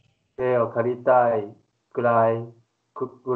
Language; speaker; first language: Japanese; non-native, learner; Chinese